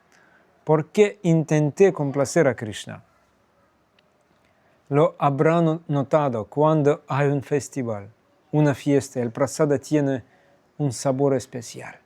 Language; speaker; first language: Spanish; non-native, fluent; Russian